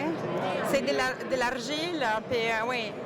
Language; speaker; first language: French; non-native, fluent; Italian